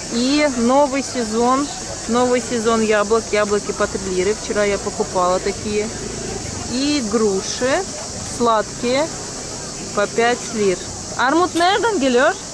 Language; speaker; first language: Russian; native; Russian